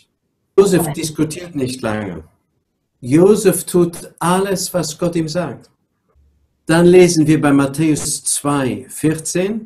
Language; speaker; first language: German; non-native, local second language; Luxembourgish